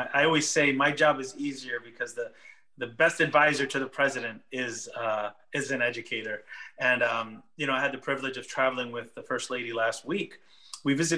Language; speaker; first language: English; early bilingual, other home language; Spanish